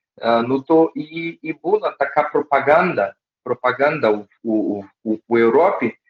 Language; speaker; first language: Ukrainian; early bilingual, heritage; Ukrainian